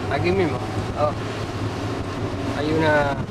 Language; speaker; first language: Spanish; native; Spanish